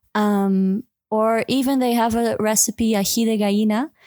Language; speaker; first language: English; non-native, fluent; Dutch